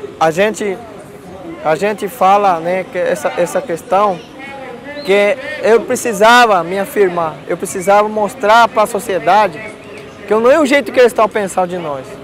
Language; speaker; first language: Portuguese; non-native, local second language; Guarani